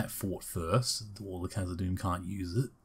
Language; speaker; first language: English; native; English